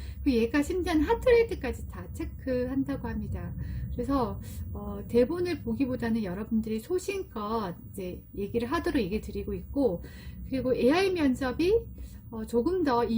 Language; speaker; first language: Korean; native; Korean